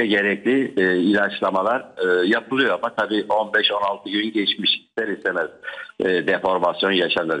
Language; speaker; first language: Turkish; native; Turkish